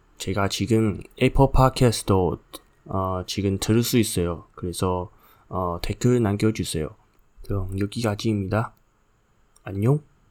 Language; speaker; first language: Korean; non-native, learner; Chinese